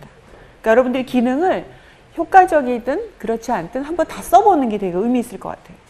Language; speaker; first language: Korean; native; Korean